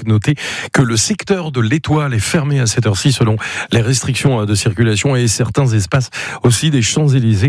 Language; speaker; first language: French; native; French